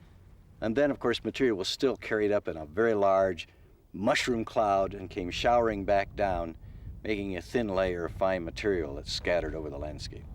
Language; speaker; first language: English; native; English